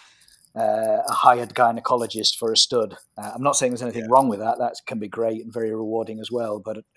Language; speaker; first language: English; native; English